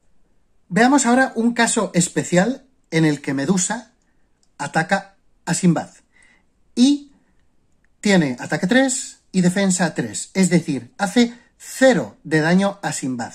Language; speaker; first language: Spanish; native; Spanish